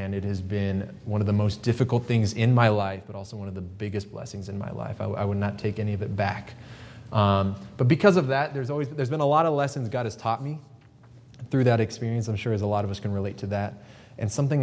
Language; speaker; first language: English; native; English